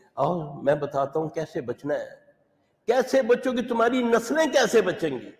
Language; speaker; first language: Urdu; native; Urdu